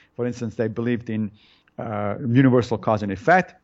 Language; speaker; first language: English; non-native, fluent; Italian